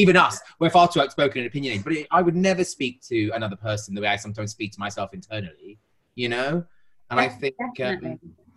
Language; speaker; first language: English; native; English